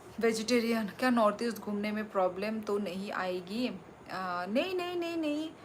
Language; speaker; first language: Hindi; non-native, local second language; Kok Borok